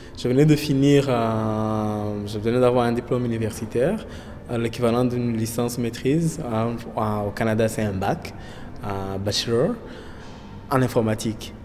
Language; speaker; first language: French; non-native, local second language; Kinyarwanda